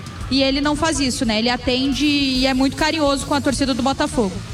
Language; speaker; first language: Portuguese; native; Portuguese